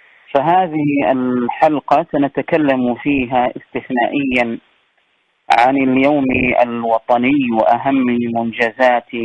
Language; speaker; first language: Arabic; native; Arabic